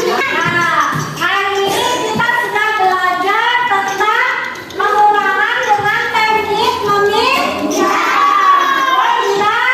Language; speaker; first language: Indonesian; native; Indonesian